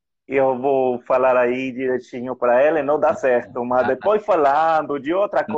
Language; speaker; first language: Portuguese; non-native, fluent; Spanish